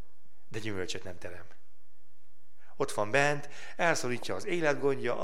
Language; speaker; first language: Hungarian; native; Hungarian